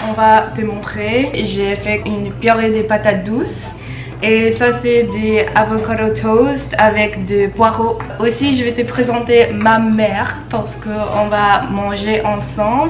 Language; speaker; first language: French; non-native, fluent; English